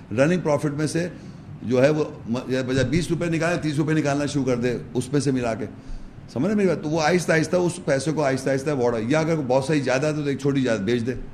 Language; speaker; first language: Urdu; native; Urdu